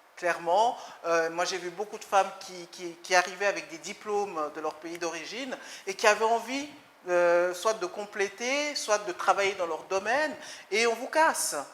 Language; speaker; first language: French; early bilingual, other home language; Lingala